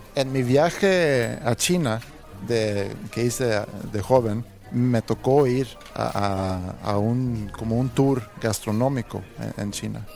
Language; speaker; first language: Spanish; non-native, fluent; Swedish